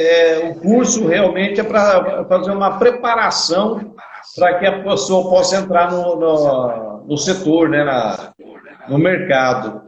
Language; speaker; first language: Portuguese; native; Portuguese